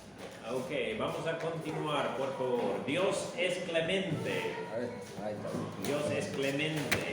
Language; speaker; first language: Spanish; non-native, fluent; English